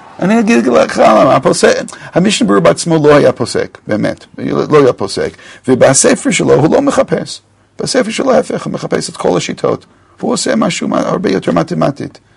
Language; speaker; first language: Hebrew; non-native, fluent; English